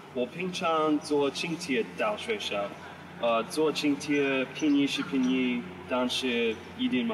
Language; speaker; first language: Chinese; non-native, learner; English